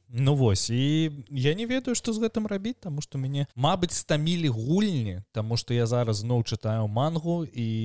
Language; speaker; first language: Belarusian; non-native, local second language; Russian